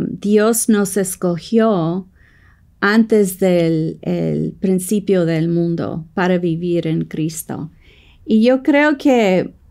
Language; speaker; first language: Spanish; non-native, fluent; English